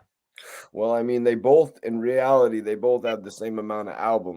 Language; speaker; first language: English; native; English